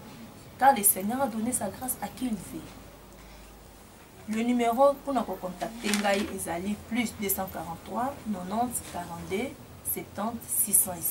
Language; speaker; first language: French; non-native, local second language; Lingala